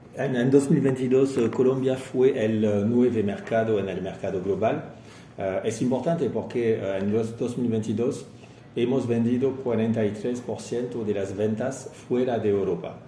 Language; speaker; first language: Spanish; non-native, fluent; French